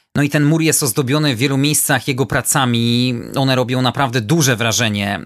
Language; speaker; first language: Polish; native; Polish